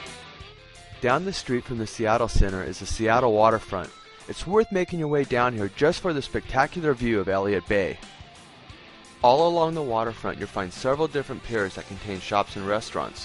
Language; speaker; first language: English; native; English